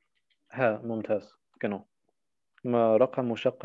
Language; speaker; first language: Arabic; non-native, fluent; German